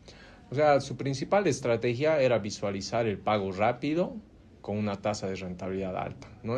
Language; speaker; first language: Spanish; native; Spanish